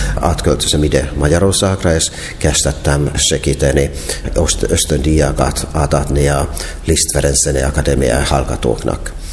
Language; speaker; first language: Hungarian; non-native, fluent; Finnish